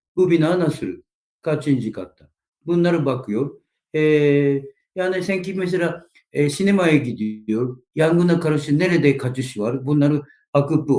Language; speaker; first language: Turkish; non-native, learner; Japanese